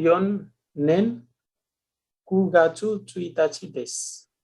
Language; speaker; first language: Japanese; non-native, learner; Nepali